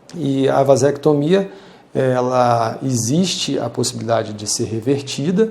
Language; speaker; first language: Portuguese; native; Portuguese